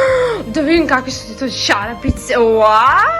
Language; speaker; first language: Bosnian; early bilingual, heritage; Serbian